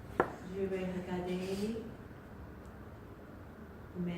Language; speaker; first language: French; non-native, learner; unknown